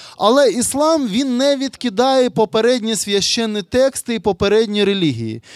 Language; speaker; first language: Ukrainian; non-native, local second language; Russian